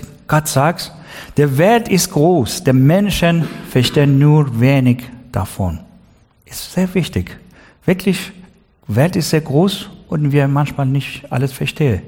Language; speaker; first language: German; non-native, learner; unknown